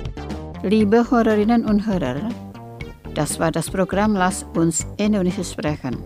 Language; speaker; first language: German; non-native, fluent; Indonesian